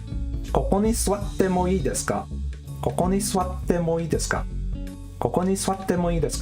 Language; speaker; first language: Japanese; non-native, learner; English